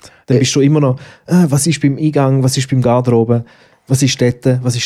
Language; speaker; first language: German; native; German